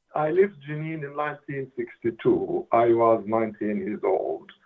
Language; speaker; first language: English; non-native, fluent; Arabic